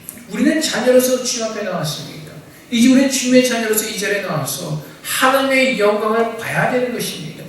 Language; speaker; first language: Korean; native; Korean